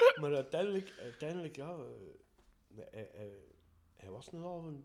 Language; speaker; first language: Dutch; native; Dutch